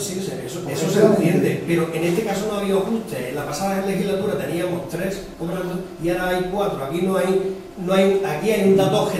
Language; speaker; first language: Spanish; native; Spanish